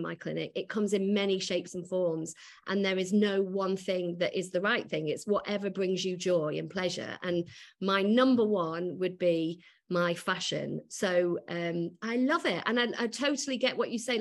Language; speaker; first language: English; native; English